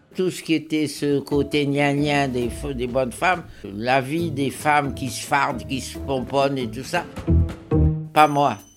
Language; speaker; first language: French; native; French